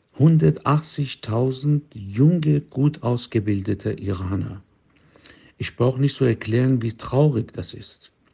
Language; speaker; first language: German; non-native, fluent; Persian